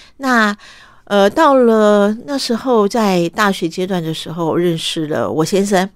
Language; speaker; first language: Chinese; early bilingual, other home language; Cantonese